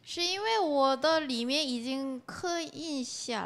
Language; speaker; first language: Chinese; non-native, learner; Korean